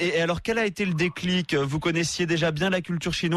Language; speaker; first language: French; native; French